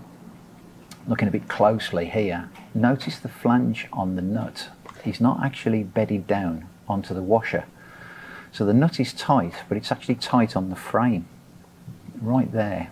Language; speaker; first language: English; native; English